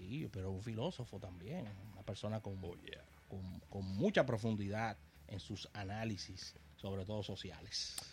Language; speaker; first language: Spanish; native; Spanish